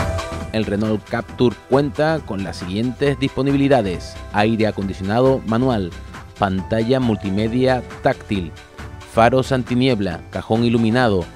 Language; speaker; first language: Spanish; native; Spanish